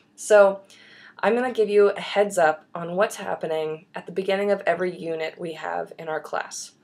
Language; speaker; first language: English; native; English